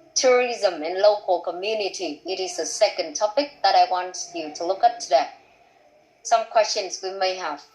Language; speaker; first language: English; non-native, fluent; Vietnamese